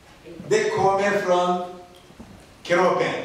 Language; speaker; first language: Swedish; non-native, fluent; Rundi